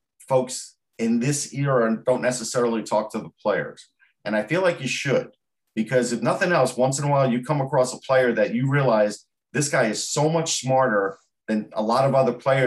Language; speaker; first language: English; native; English